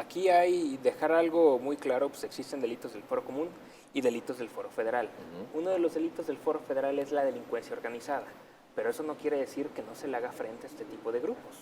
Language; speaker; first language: Spanish; native; Spanish